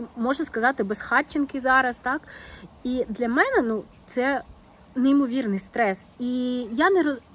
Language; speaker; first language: Ukrainian; non-native, local second language; Russian